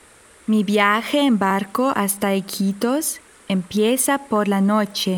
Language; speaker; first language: Spanish; non-native, fluent; German